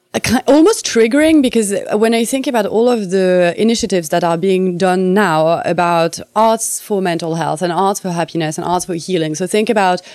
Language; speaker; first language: English; non-native, fluent; French